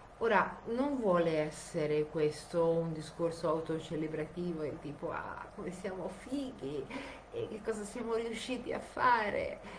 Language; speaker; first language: Italian; native; Italian